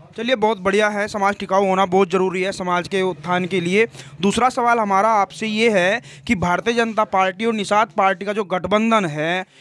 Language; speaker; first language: Hindi; native; Hindi